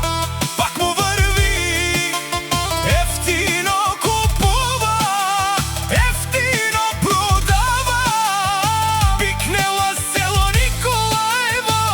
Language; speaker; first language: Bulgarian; non-native, local second language; Romany